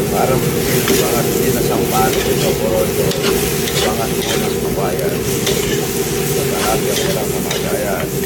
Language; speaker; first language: Filipino; non-native, local second language; Pampanga